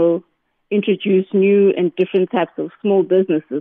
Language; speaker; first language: English; non-native, local second language; Southern Sotho